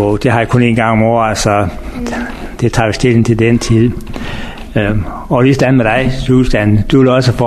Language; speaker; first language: Danish; native; Danish